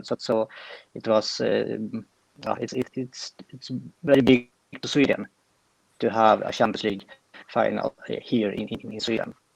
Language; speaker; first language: English; non-native, fluent; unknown